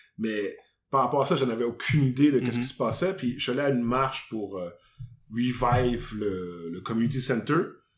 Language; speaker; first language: French; native; French